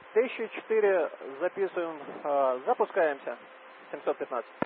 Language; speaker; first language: Russian; native; Russian